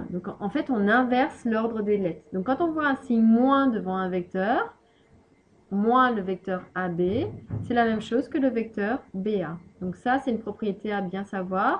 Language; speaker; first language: French; native; French